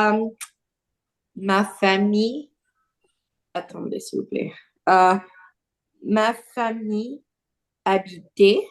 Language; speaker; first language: French; non-native, learner; Portuguese